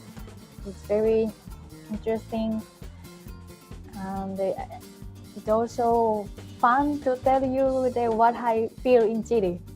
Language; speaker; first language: English; non-native, fluent; Japanese